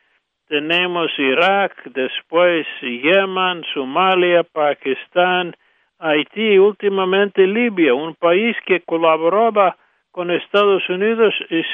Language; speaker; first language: Spanish; non-native, fluent; English